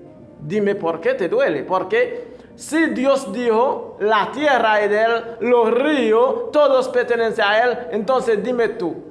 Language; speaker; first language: Spanish; non-native, fluent; Haitian Creole